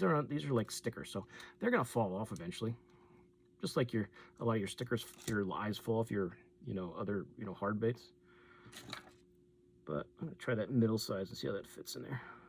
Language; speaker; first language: English; native; English